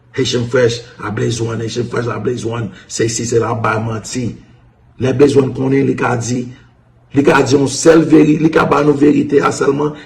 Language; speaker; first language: Haitian Creole; early bilingual, heritage; Haitian Creole